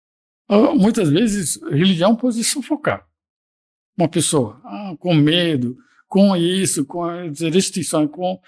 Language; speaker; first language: Portuguese; non-native, fluent; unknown